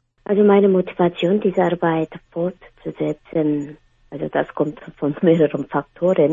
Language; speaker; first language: German; non-native, fluent; Korean